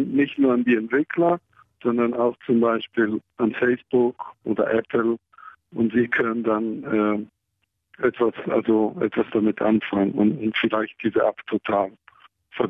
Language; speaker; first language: German; non-native, fluent; Hebrew